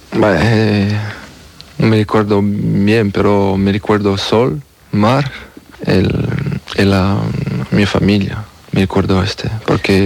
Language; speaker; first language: Spanish; non-native, learner; French